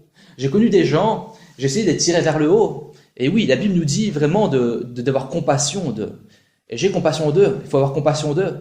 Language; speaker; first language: French; native; French